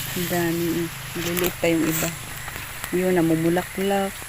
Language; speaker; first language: Filipino; non-native, local second language; Waray